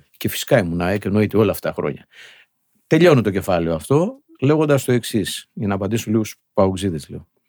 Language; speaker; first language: Greek; native; Greek